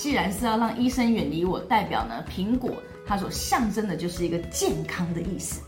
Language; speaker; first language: Chinese; native; Chinese